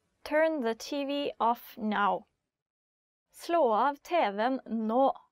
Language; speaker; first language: Norwegian; native; Norwegian